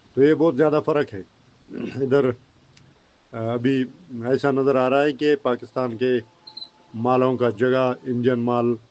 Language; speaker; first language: Hindi; non-native, fluent; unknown